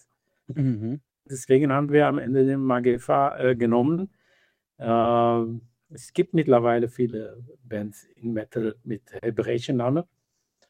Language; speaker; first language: German; non-native, fluent; Hebrew